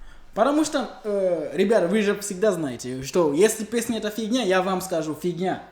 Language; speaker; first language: Russian; non-native, learner; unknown